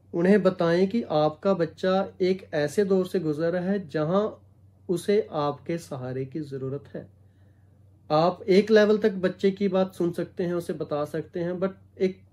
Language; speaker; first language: Hindi; non-native, local second language; Punjabi